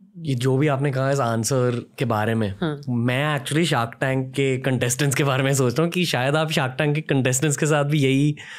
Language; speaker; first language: Hindi; native; Hindi